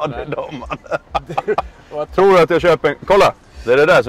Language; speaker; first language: Swedish; native; Swedish